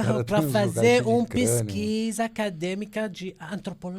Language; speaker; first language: Portuguese; non-native, fluent; Arabic